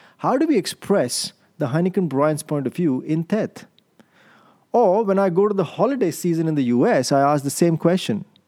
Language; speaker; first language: English; non-native, local second language; Hindi